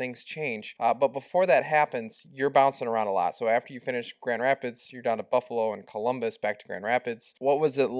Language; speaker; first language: English; native; English